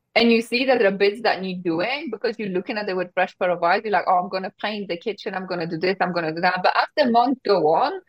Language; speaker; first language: English; non-native, fluent; Polish